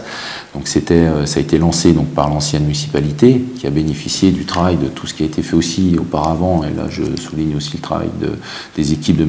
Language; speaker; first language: French; native; French